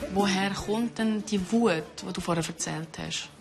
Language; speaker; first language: German; native; German